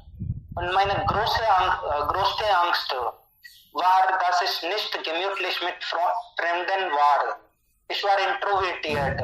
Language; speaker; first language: German; non-native, learner; Hindi